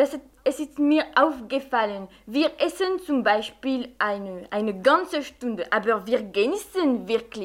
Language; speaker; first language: German; non-native, fluent; French